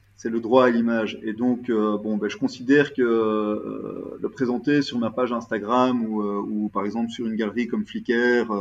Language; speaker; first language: French; native; French